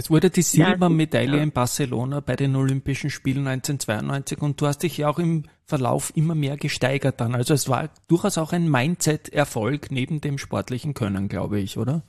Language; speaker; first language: German; native; German